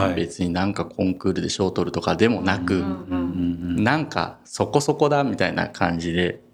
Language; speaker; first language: Japanese; native; Japanese